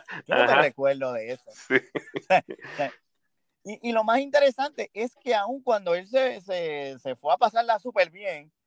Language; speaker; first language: Spanish; early bilingual, heritage; Spanish